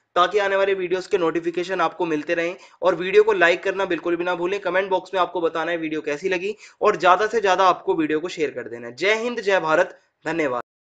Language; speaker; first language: Hindi; native; Hindi